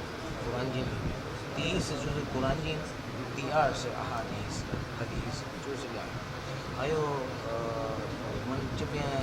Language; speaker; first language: Chinese; non-native, learner; Punjabi